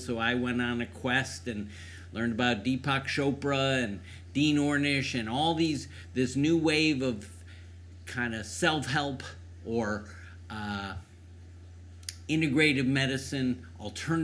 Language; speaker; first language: English; native; English